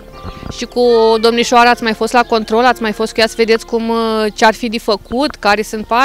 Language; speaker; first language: Romanian; native; Romanian